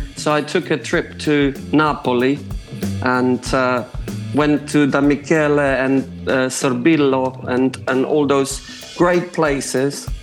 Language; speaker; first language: English; non-native, fluent; Croatian